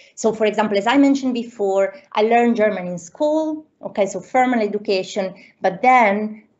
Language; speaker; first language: English; non-native, fluent; Italian